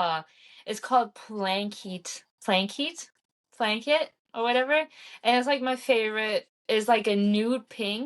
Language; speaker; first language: English; early bilingual, heritage; English